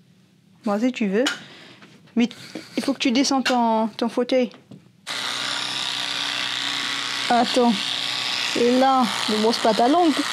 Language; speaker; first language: French; native; French